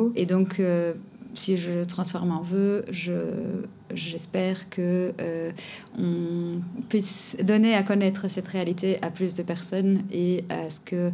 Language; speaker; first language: French; non-native, fluent; Portuguese